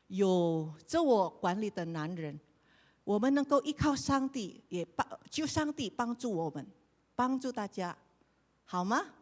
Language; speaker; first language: Chinese; non-native, learner; Indonesian